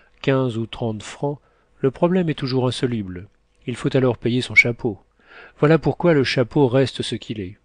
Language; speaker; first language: French; native; French